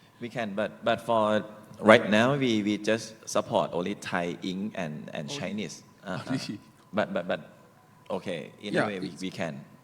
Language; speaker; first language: English; non-native, learner; Thai